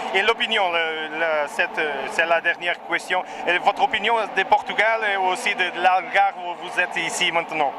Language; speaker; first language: French; non-native, learner; Portuguese